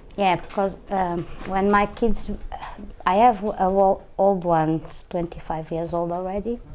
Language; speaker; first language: English; non-native, learner; Portuguese